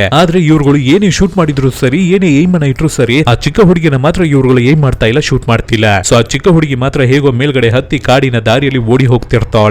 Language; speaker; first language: Kannada; native; Kannada